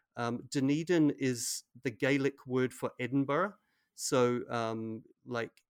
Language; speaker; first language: English; native; English